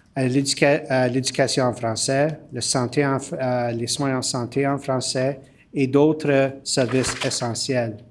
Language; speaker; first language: French; early bilingual, heritage; French